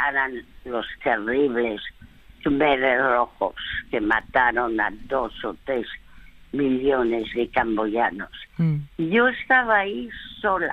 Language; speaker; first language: Spanish; early bilingual, other home language; French